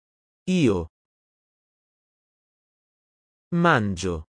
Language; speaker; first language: Italian; non-native, learner; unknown